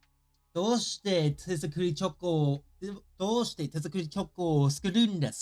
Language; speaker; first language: Japanese; non-native, learner; English